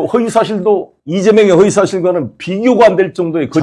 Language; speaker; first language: Korean; native; Korean